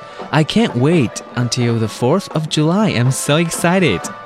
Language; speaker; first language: English; non-native, fluent; Chinese